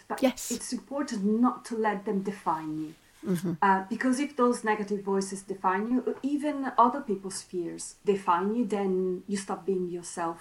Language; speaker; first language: English; non-native, fluent; Italian